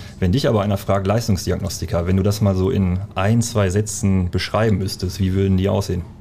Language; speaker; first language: German; native; German